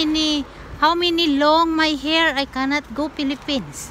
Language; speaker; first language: English; non-native, local second language; Filipino